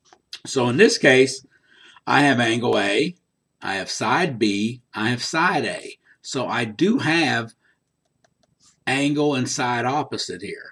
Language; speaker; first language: English; native; English